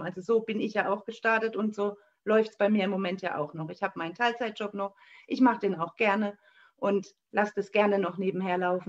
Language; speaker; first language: German; native; German